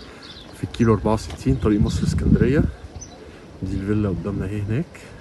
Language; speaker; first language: Arabic; native; Arabic